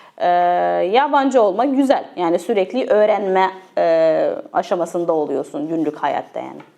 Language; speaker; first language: Turkish; non-native, fluent; Arabic